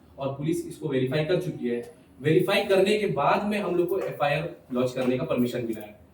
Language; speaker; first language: Hindi; non-native, local second language; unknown